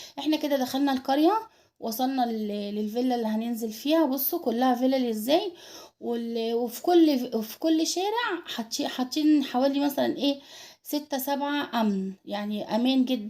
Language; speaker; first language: Arabic; native; Arabic